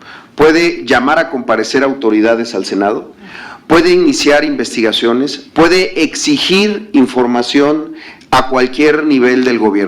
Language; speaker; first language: Spanish; native; Spanish